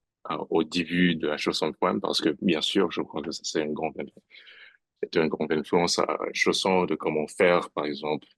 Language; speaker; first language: French; non-native, fluent; English